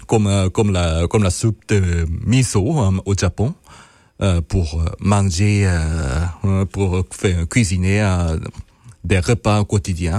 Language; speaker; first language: French; non-native, fluent; Korean